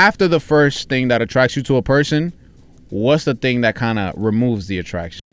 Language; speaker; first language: English; early bilingual, other home language; Spanish